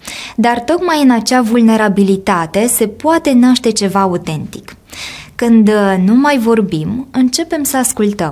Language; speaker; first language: Romanian; native; Romanian